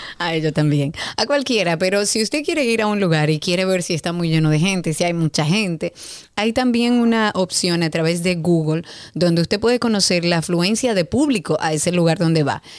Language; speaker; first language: Spanish; native; Spanish